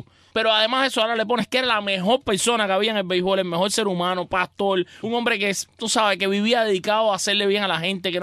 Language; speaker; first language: Spanish; native; Spanish